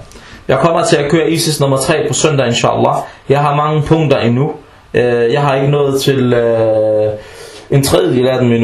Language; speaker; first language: Danish; early bilingual, other home language; Arabic